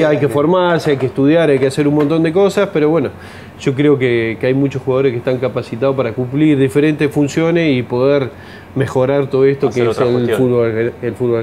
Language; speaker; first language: Spanish; native; Spanish